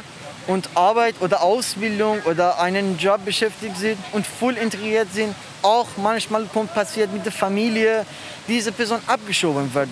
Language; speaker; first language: German; non-native, learner; Persian